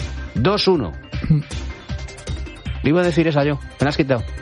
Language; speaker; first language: Spanish; native; Spanish